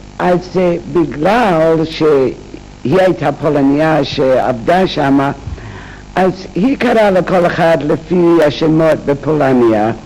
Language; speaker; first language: Hebrew; non-native, fluent; English